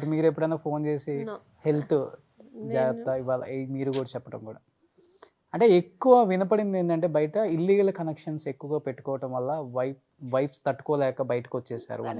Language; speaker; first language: Telugu; native; Telugu